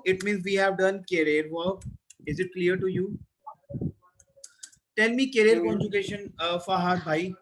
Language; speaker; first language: English; non-native, local second language; Hindi